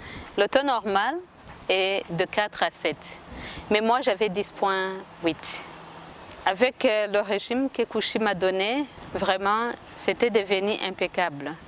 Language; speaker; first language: French; non-native, local second language; Kinyarwanda